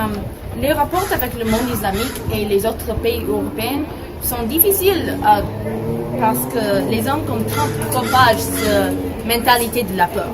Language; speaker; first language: French; non-native, learner; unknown